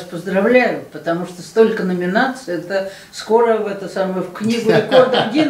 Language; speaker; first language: Russian; native; Russian